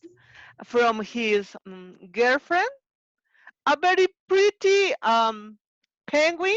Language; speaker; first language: English; non-native, learner; Spanish